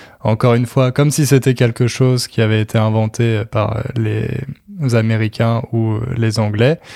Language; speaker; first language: French; native; French